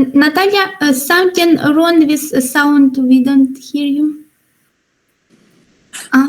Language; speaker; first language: English; non-native, learner; Ukrainian